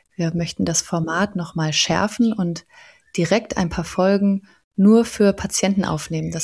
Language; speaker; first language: German; native; German